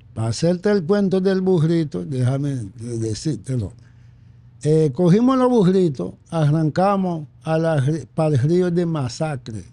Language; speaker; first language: Spanish; early bilingual, other home language; Haitian Creole